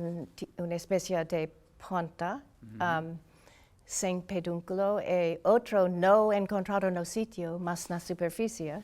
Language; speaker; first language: Portuguese; non-native, learner; English